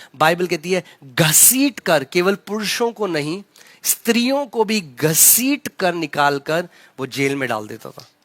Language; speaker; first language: Hindi; native; Hindi